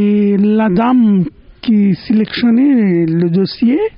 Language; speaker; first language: French; non-native, fluent; Bangla